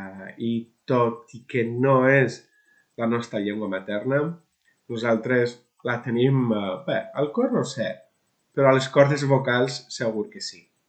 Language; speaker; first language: Catalan; non-native, local second language; Spanish